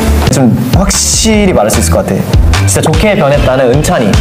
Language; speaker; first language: Korean; native; Korean